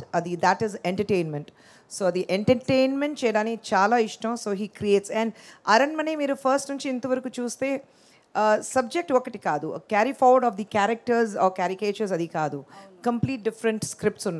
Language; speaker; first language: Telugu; non-native, local second language; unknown